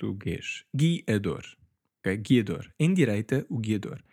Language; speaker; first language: Portuguese; native; Portuguese